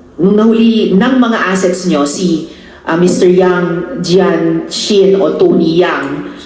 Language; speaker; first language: Filipino; native; Filipino